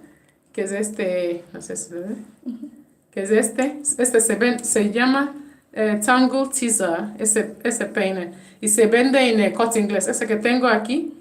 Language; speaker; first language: Spanish; non-native, fluent; English